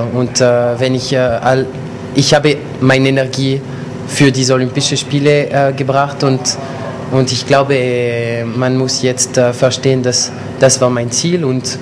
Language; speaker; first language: German; non-native, local second language; French